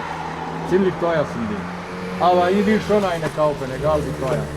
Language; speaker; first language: German; non-native, fluent; Serbian